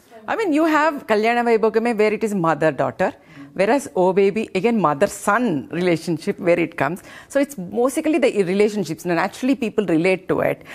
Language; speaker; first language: English; non-native, local second language; Telugu